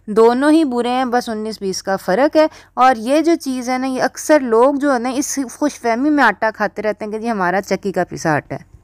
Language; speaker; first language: Urdu; native; Urdu